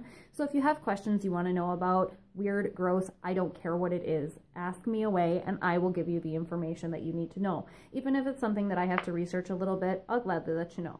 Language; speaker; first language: English; native; English